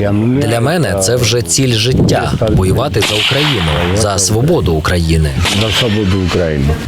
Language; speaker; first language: Ukrainian; non-native, fluent; Georgian